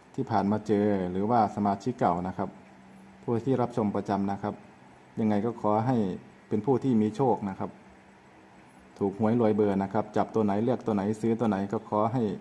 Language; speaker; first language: Thai; native; Thai